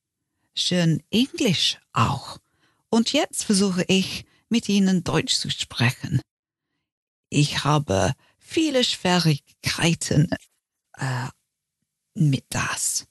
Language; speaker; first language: German; non-native, learner; English